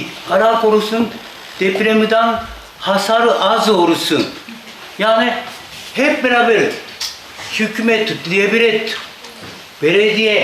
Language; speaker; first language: Turkish; non-native, learner; Japanese